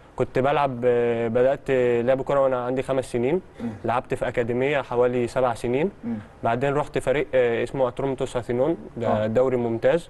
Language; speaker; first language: Egyptian Arabic; early bilingual, heritage; Arabic